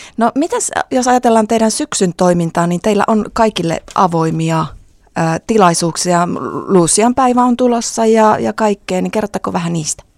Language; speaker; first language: Finnish; native; Finnish